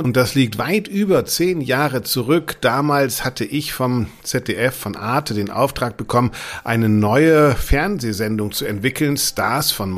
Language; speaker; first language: German; native; German